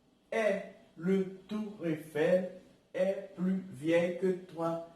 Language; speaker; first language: French; non-native, learner; Portuguese